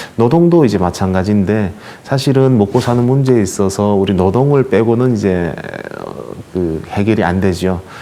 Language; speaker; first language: Korean; native; Korean